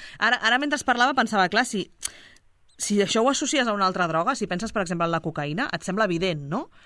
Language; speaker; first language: Catalan; native; Catalan